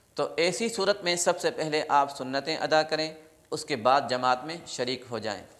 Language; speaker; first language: Urdu; non-native, local second language; Sindhi